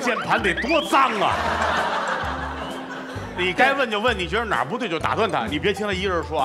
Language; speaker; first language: Chinese; native; Chinese